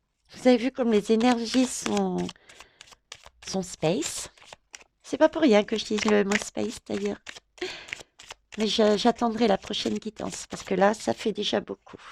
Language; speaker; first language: French; native; French